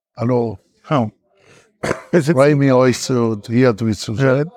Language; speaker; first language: German; non-native, learner; Italian